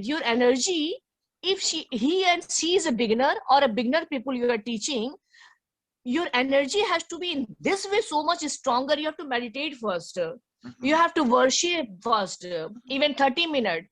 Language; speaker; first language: English; non-native, learner; Hindi